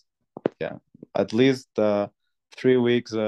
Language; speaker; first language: English; non-native, fluent; Spanish